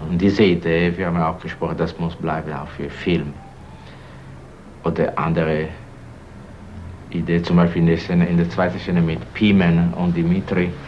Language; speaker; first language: German; non-native, learner; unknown